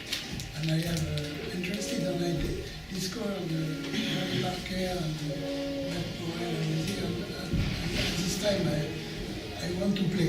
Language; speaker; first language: English; non-native, learner; French